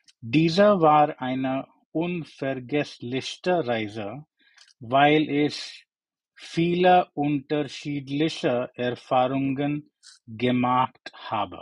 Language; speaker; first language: German; non-native, learner; English